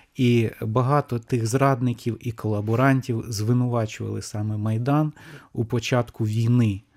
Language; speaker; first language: Ukrainian; native; Ukrainian